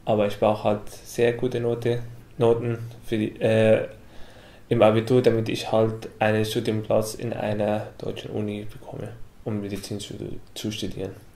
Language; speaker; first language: German; non-native, local second language; Arabic